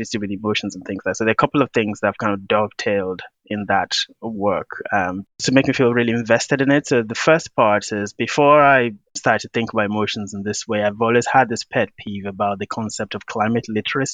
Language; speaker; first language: English; non-native, local second language; Yoruba